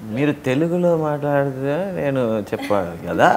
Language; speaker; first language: Telugu; non-native, learner; Tamil